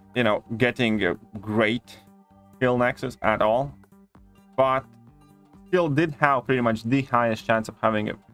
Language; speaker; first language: English; non-native, fluent; Latvian